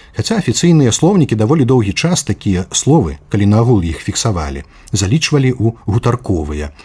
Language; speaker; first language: Belarusian; native; Belarusian